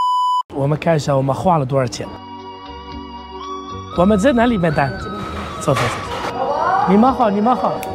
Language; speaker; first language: Chinese; non-native, fluent; Arabic